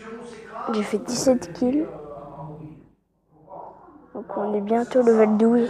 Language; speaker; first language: French; native; French